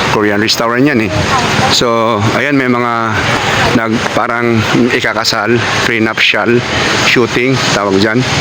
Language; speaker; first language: Filipino; non-native, local second language; Cebuano